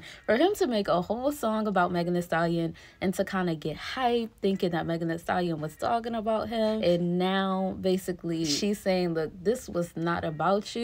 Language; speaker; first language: English; native; English